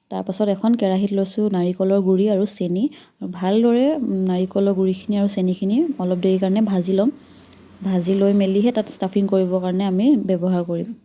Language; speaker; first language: Assamese; native; Assamese